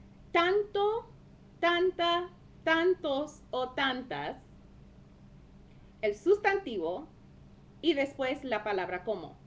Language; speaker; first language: Spanish; non-native, fluent; English